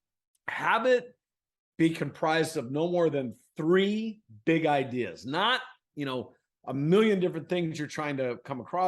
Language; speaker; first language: English; native; English